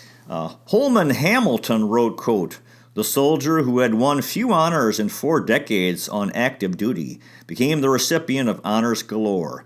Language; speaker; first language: English; native; English